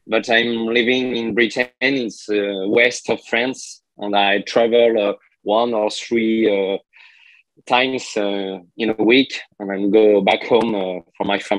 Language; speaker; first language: English; non-native, learner; French